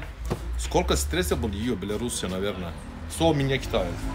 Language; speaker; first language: Russian; non-native, learner; Turkish